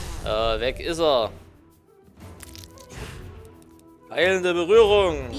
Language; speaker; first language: German; native; German